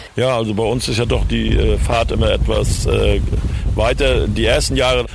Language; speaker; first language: German; native; German